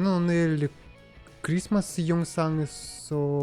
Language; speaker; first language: Korean; non-native, learner; Russian